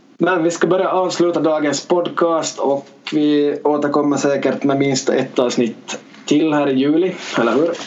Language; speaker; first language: Swedish; native; Swedish